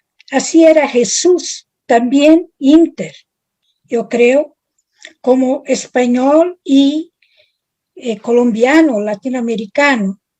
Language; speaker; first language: Spanish; non-native, fluent; Italian